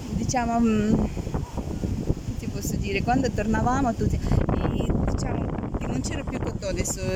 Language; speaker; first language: Italian; non-native, fluent; Uzbek